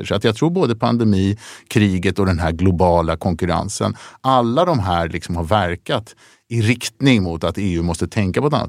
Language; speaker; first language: Swedish; native; Swedish